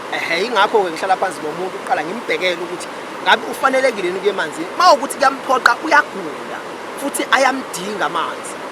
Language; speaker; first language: Zulu; native; Zulu